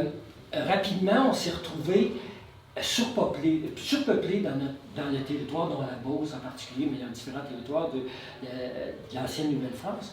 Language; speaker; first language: French; native; French